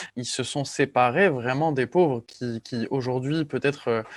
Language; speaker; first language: French; native; French